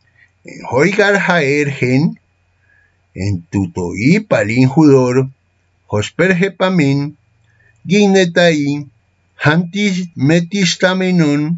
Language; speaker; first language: Greek; non-native, fluent; Spanish